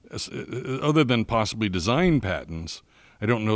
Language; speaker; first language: English; native; English